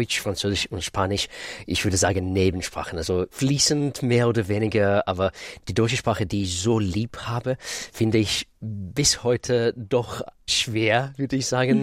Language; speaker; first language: German; non-native, fluent; Russian